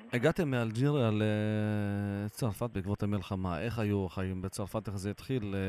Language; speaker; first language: Hebrew; native; Hebrew